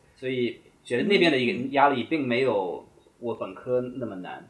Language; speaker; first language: Chinese; non-native, fluent; English